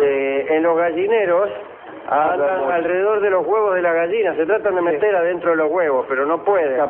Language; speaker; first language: Spanish; native; Spanish